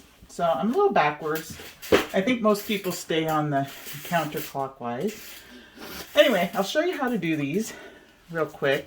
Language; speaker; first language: English; native; English